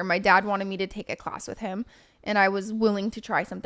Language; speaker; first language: English; native; English